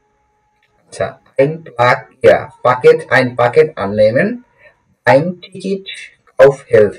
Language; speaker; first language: German; non-native, fluent; Bangla